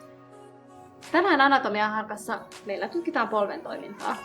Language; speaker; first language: Finnish; native; Finnish